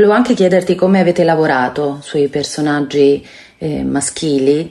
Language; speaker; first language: Italian; native; Italian